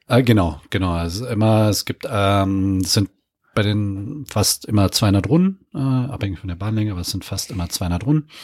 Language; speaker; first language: German; native; German